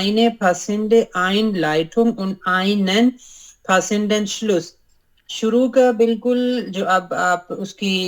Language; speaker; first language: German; non-native, learner; Urdu